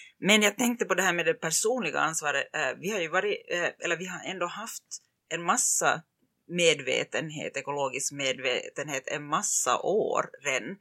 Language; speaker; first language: Swedish; native; Swedish